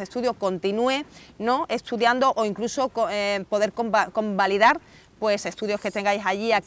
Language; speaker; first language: Spanish; native; Spanish